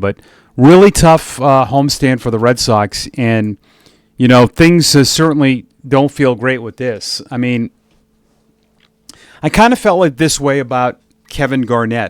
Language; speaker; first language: English; native; English